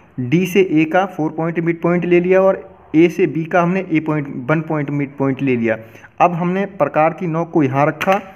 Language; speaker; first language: Hindi; native; Hindi